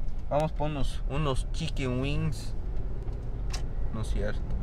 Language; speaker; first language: Spanish; early bilingual, heritage; Spanish